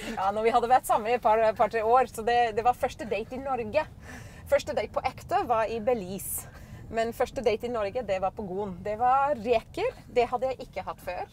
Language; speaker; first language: Norwegian; non-native, fluent; English